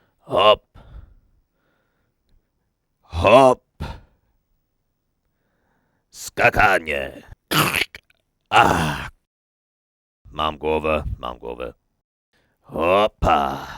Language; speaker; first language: Polish; non-native, learner; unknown